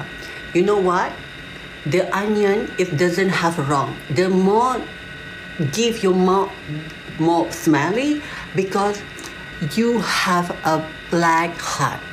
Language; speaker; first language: English; non-native, learner; Malay